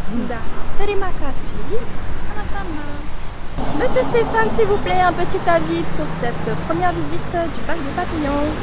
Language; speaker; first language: French; native; French